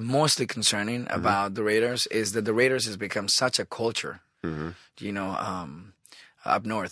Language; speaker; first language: English; non-native, fluent; Spanish